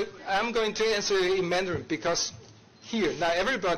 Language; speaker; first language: English; non-native, fluent; Chinese